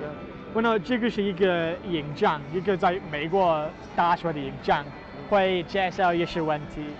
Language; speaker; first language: Chinese; non-native, learner; English